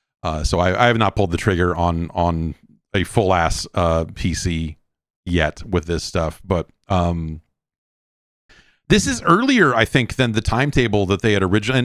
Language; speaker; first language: English; native; English